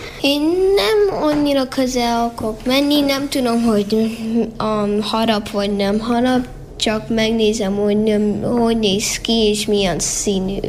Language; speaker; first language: Hungarian; early bilingual, heritage; Hungarian